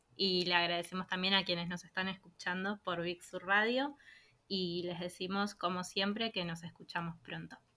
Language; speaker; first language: Spanish; native; Spanish